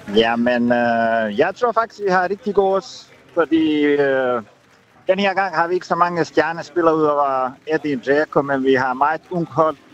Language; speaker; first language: Danish; non-native, fluent; Bosnian